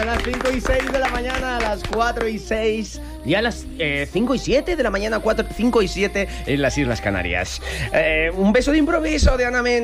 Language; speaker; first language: Spanish; native; Spanish